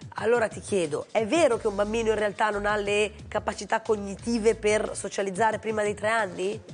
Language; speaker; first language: Italian; native; Italian